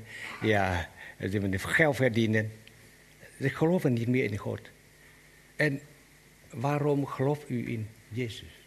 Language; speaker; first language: Dutch; non-native, learner; Vietnamese